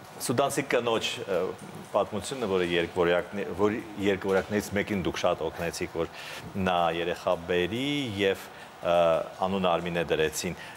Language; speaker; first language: Armenian; native; Armenian